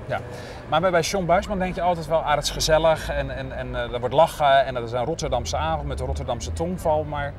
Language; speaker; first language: Dutch; native; Dutch